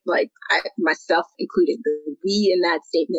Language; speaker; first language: English; native; English